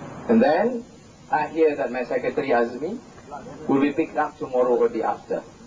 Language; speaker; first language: English; non-native, local second language; Malay